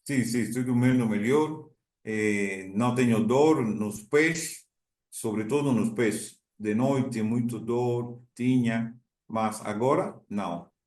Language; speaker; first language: Portuguese; non-native, learner; Spanish